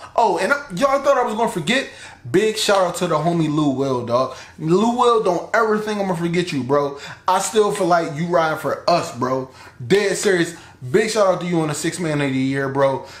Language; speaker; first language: English; native; English